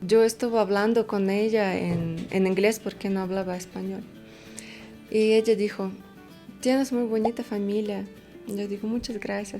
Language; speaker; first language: Spanish; non-native, fluent; Russian